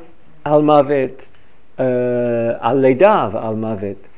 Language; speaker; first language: Hebrew; non-native, fluent; English